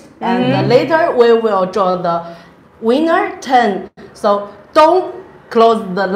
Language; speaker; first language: English; non-native, learner; Chinese